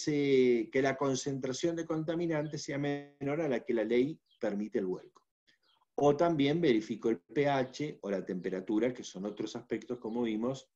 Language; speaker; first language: Spanish; native; Spanish